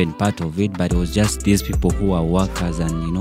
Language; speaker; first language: English; non-native, local second language; Ganda